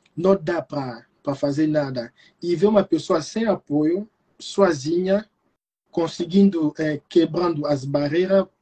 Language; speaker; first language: Portuguese; non-native, fluent; Lingala